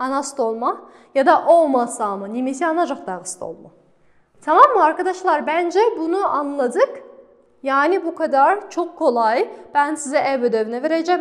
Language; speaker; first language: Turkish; non-native, fluent; Kazakh